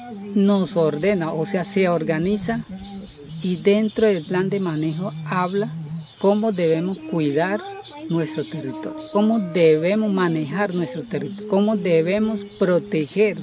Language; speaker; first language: Spanish; non-native, local second language; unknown